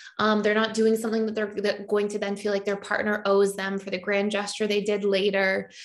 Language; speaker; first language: English; native; English